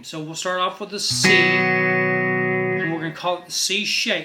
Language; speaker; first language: English; native; English